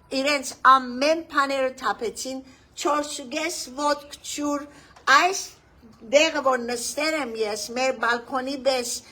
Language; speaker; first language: Armenian; early bilingual, heritage; Armenian